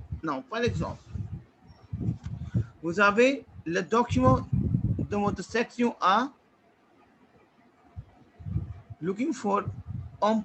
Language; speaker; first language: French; non-native, fluent; Hindi